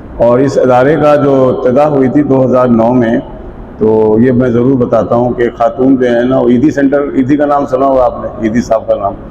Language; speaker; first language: Urdu; native; Urdu